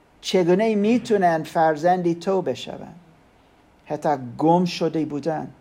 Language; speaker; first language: Persian; non-native, learner; German